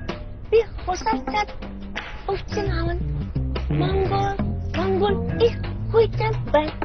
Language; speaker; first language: Mongolian; non-native, learner; Korean